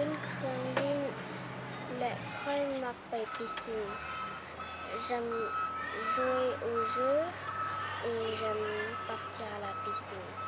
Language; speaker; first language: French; non-native, learner; Lao